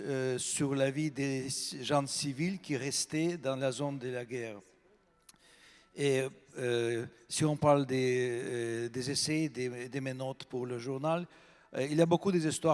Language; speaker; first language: French; non-native, fluent; Russian